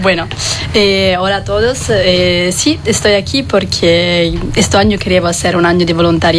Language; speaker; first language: Spanish; non-native, fluent; Italian